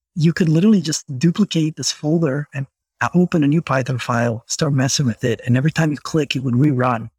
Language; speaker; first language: English; non-native, fluent; Portuguese